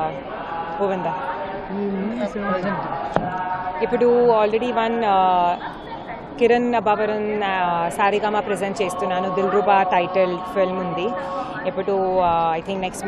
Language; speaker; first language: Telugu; non-native, learner; Hindi